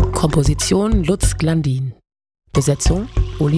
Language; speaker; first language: German; native; German